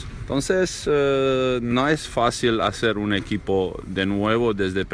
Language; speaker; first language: Spanish; non-native, learner; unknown